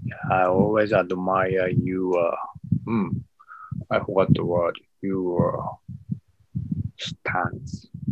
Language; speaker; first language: English; non-native, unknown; Japanese